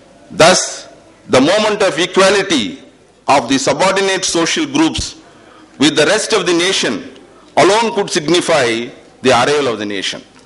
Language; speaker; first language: English; non-native, local second language; Tamil